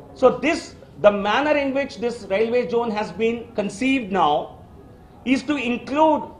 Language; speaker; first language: English; non-native, local second language; Telugu